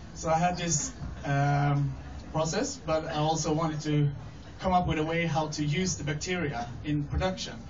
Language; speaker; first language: English; non-native, fluent; Swedish